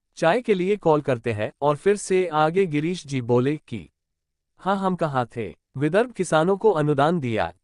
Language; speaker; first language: Hindi; non-native, local second language; Marathi